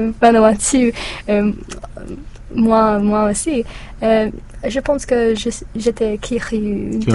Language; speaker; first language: French; non-native, learner; English